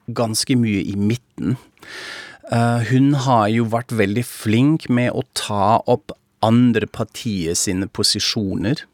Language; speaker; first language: Norwegian; non-native, fluent; German